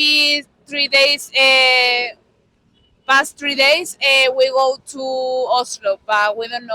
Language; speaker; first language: English; non-native, learner; Spanish